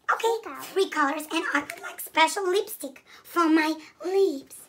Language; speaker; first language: English; non-native, learner; Russian